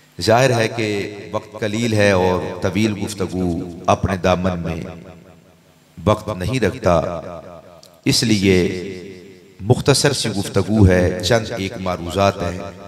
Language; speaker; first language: Urdu; non-native, local second language; Punjabi